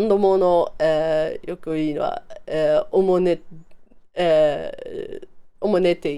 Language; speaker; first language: Japanese; non-native, learner; German